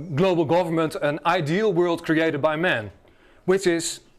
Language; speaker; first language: English; non-native, fluent; Dutch